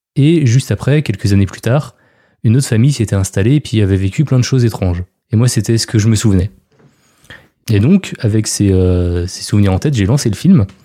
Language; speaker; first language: French; native; French